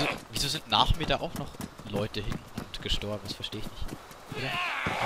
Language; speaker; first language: German; native; German